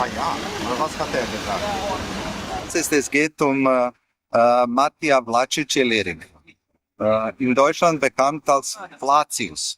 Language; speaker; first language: German; non-native, fluent; Croatian